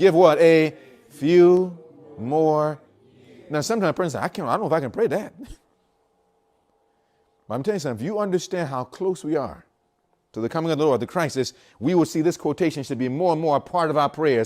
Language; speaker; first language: English; native; English